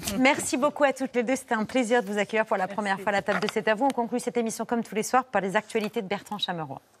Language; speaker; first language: French; native; French